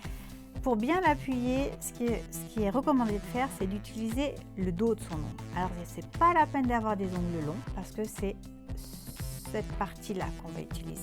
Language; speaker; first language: French; native; French